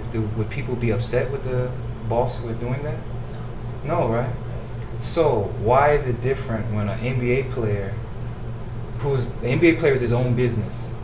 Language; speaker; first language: English; native; English